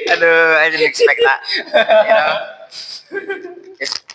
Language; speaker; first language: English; non-native, learner; Indonesian